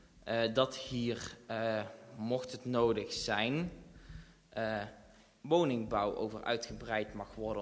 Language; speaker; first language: Dutch; native; Dutch